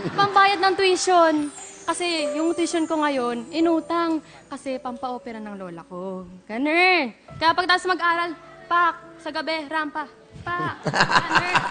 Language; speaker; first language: Filipino; non-native, local second language; Cebuano